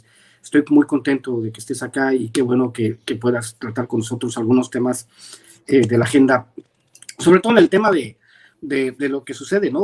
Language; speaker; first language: Spanish; native; Spanish